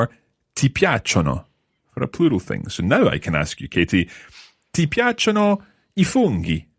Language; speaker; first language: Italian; non-native, fluent; English